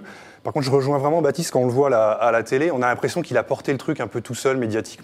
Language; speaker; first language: French; native; French